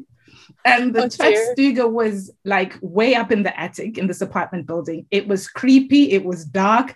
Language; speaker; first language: English; non-native, local second language; Shona